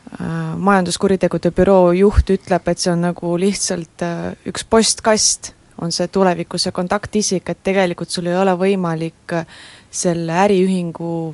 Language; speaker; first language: Estonian; non-native, local second language; Russian